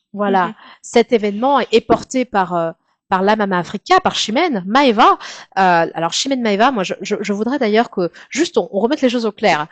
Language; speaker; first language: French; native; French